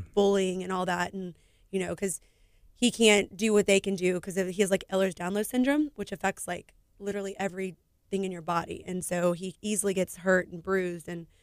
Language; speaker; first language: English; native; English